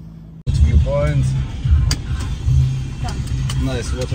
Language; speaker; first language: English; non-native, learner; Thai